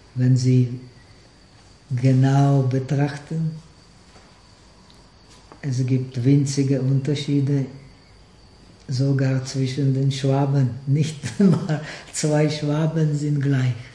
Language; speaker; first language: German; non-native, fluent; Czech